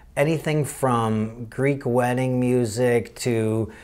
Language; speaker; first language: English; native; English